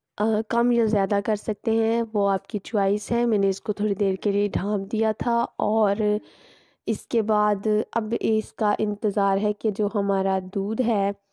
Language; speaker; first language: Hindi; native; Hindi